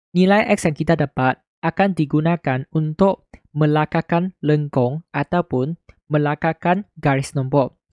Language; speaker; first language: Malay; non-native, local second language; Chinese